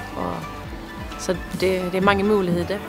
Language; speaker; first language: Danish; non-native, fluent; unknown